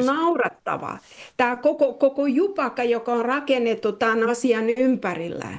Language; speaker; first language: Finnish; non-native, fluent; Russian